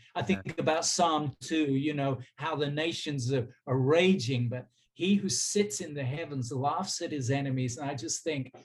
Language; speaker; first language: English; native; English